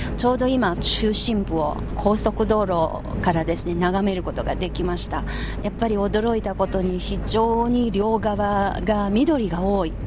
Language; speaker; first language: Japanese; non-native, fluent; Chinese